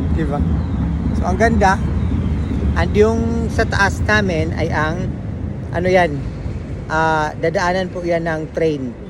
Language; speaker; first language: Filipino; native; Filipino